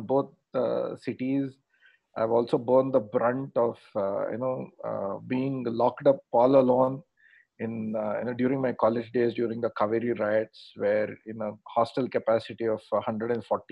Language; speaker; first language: English; non-native, local second language; Kannada